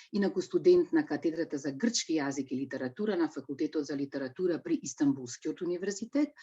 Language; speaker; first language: Macedonian; native; Macedonian